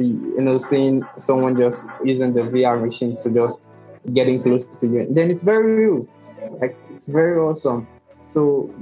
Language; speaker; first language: English; non-native, local second language; Yoruba